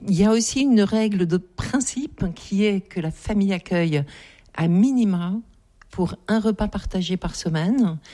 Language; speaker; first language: French; native; French